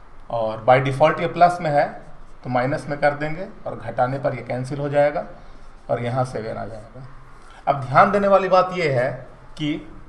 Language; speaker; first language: Hindi; native; Hindi